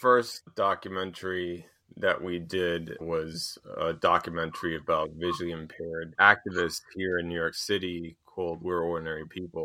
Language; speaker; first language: English; native; English